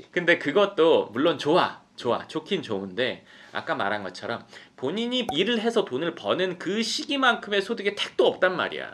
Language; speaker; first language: Korean; native; Korean